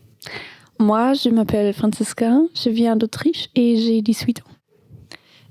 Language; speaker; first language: French; non-native, learner; German